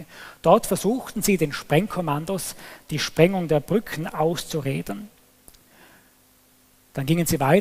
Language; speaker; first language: German; native; German